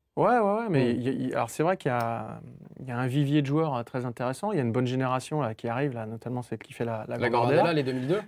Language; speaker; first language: French; native; French